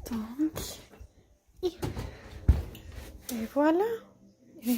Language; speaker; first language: French; non-native, fluent; English